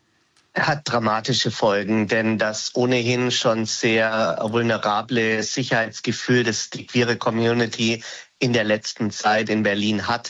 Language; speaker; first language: German; native; German